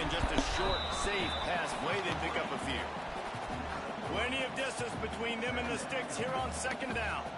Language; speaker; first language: English; native; English